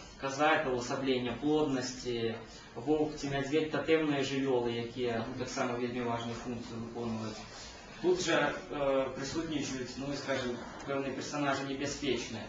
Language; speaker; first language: Belarusian; native; Belarusian